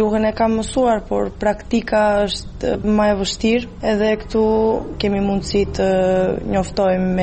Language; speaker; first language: Albanian; non-native, fluent; Serbian